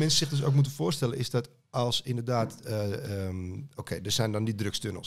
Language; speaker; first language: Dutch; native; Dutch